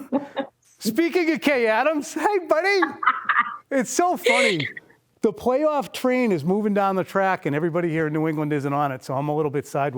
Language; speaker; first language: English; native; English